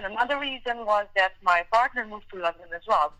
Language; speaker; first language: English; non-native, fluent; Hungarian